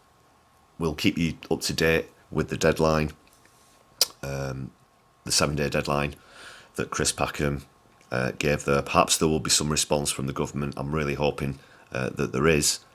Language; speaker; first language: English; native; English